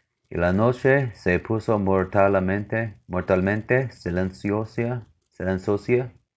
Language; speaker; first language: Spanish; non-native, learner; English